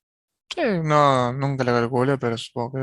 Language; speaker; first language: Spanish; native; Spanish